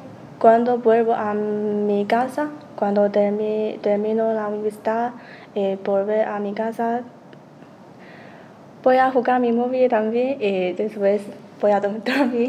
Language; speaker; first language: Spanish; non-native, learner; Chinese